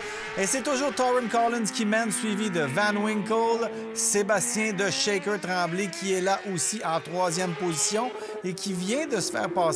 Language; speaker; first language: French; native; French